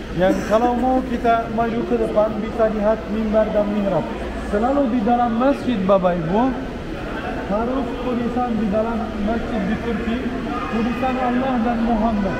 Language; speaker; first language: Indonesian; non-native, learner; Turkish